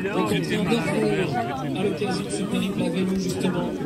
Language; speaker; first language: French; native; French